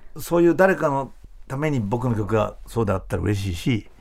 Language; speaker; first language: Japanese; native; Japanese